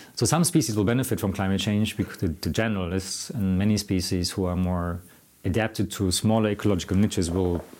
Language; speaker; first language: English; non-native, fluent; German